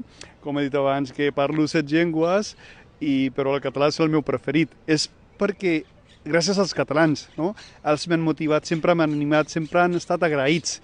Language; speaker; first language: Catalan; non-native, fluent; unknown